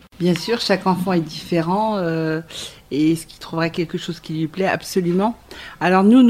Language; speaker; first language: French; native; French